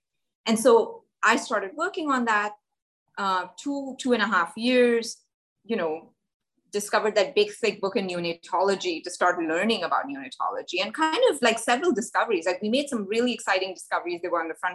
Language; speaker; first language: English; non-native, local second language; Hindi